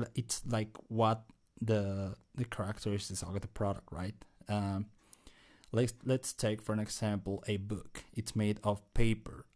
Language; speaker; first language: English; non-native, fluent; Spanish